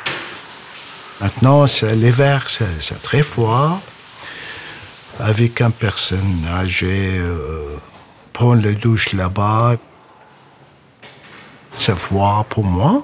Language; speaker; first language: French; non-native, learner; Arabic